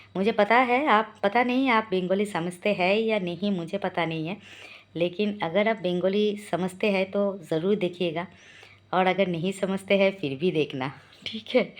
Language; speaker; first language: Hindi; non-native, local second language; Bangla